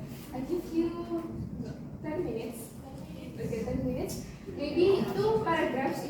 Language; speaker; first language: English; non-native, learner; Indonesian